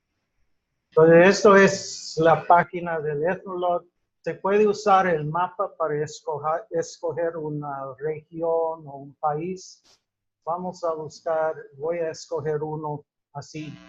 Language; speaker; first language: Spanish; non-native, fluent; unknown